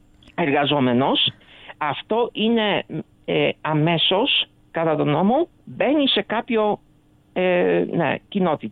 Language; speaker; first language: Greek; early bilingual, other home language; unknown